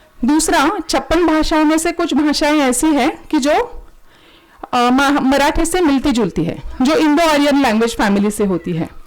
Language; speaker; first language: Hindi; non-native, local second language; Marathi